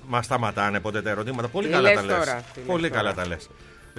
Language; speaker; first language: Greek; native; Greek